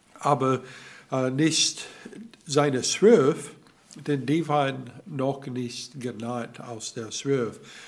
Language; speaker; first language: German; non-native, learner; English